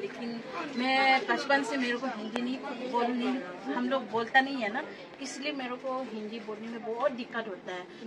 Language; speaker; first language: Hindi; non-native, local second language; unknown